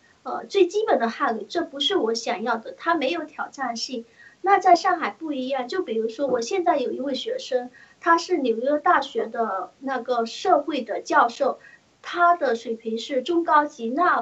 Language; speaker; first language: Chinese; early bilingual, heritage; Chinese